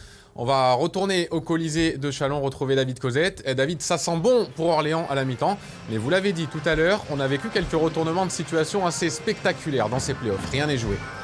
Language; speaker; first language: French; native; French